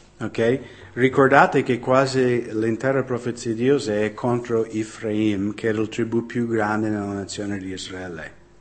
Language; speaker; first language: Italian; non-native, fluent; English